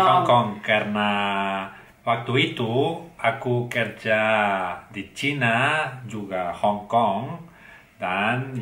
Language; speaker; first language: Indonesian; non-native, learner; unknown